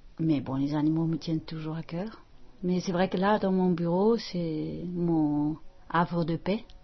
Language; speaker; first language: French; non-native, fluent; Dutch